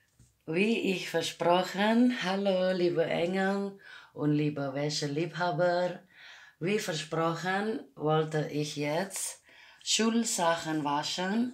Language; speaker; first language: German; non-native, learner; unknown